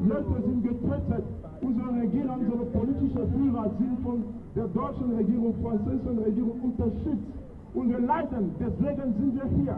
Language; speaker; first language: German; non-native, fluent; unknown